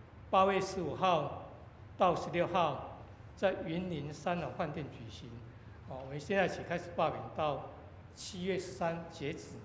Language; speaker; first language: Chinese; native; Chinese